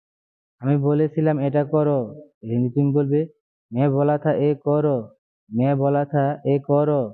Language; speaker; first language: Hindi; non-native, learner; Bangla